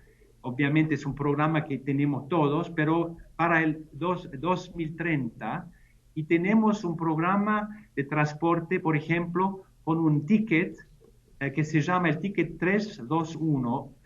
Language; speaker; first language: Spanish; non-native, fluent; German